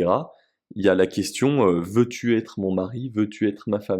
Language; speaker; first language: French; native; French